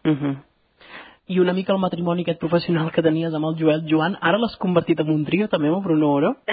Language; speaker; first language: Catalan; native; Catalan